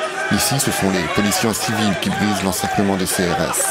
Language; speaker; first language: French; native; French